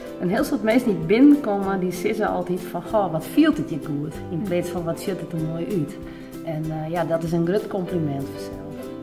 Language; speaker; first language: Dutch; non-native, local second language; Western Frisian